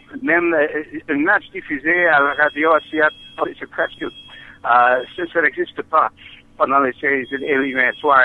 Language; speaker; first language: French; non-native, learner; English